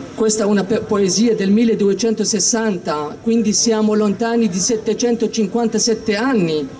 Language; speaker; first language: Italian; non-native, fluent; Aramaic